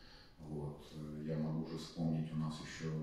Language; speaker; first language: Russian; native; Russian